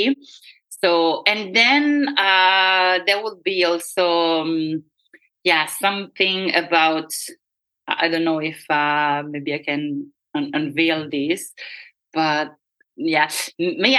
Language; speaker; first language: English; non-native, fluent; Italian